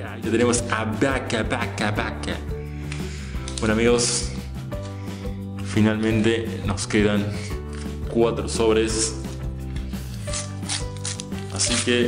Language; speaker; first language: Spanish; native; Spanish